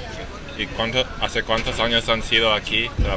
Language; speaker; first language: Spanish; non-native, learner; English